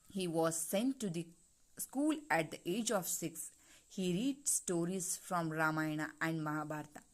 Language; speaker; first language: English; non-native, local second language; Kannada